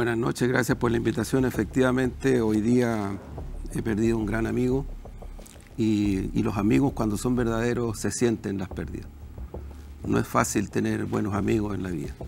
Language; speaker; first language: Spanish; native; Spanish